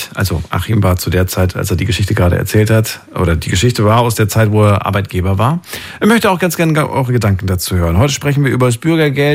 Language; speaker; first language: German; native; German